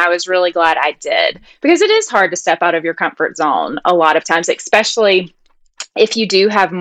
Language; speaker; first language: English; native; English